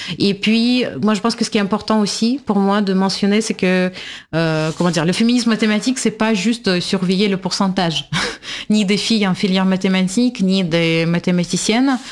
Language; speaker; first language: French; non-native, fluent; Russian